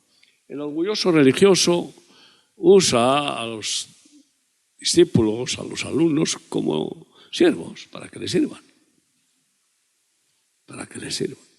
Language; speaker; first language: Spanish; native; Spanish